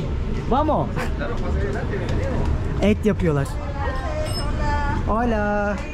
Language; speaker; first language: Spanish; non-native, learner; Turkish